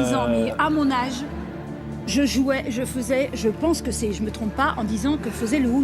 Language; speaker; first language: French; native; French